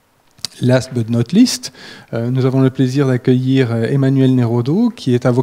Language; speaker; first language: French; native; French